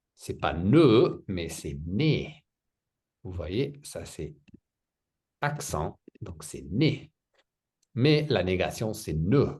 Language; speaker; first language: French; native; French